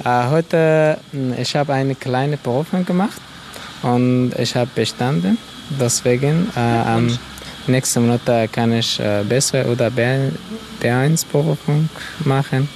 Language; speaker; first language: German; non-native, learner; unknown